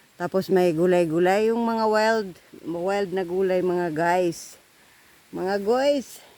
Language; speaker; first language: Filipino; non-native, local second language; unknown